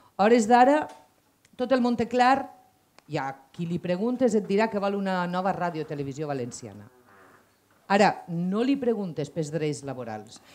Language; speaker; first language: Catalan; native; Catalan